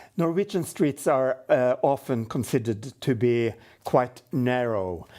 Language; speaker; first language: English; non-native, fluent; Norwegian